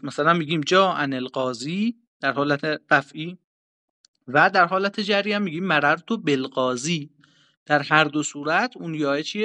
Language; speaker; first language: Persian; native; Persian